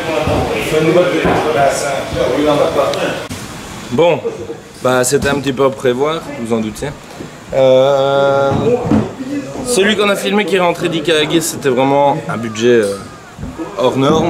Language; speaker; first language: French; native; French